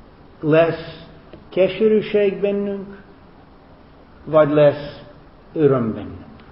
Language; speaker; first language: Hungarian; non-native, fluent; English